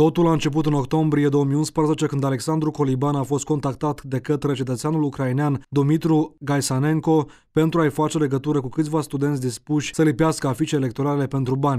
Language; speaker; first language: Romanian; native; Romanian